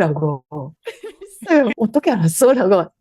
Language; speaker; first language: Korean; non-native, fluent; Japanese